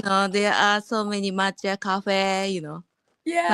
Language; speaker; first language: English; non-native, learner; Japanese